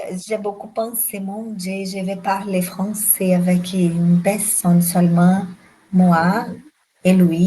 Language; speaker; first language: French; non-native, learner; Portuguese